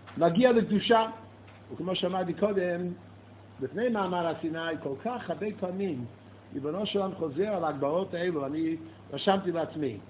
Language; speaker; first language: Hebrew; non-native, fluent; English